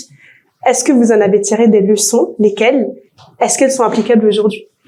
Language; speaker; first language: French; native; French